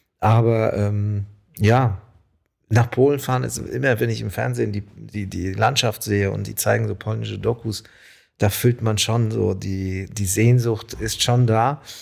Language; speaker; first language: German; early bilingual, other home language; Polish